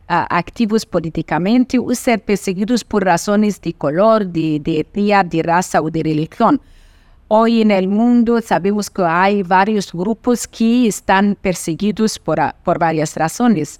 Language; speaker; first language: Spanish; non-native, fluent; Portuguese